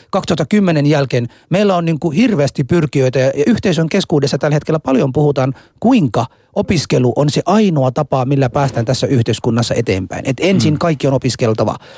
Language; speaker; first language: Finnish; non-native, fluent; Somali